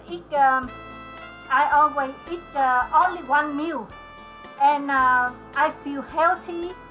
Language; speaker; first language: English; non-native, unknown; Vietnamese